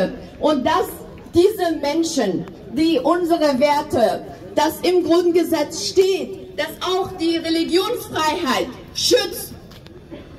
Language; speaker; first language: German; non-native, fluent; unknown